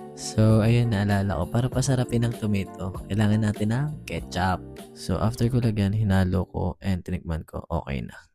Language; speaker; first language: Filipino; native; Filipino